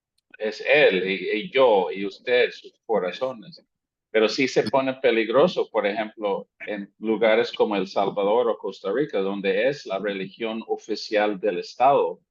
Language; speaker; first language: Spanish; non-native, fluent; English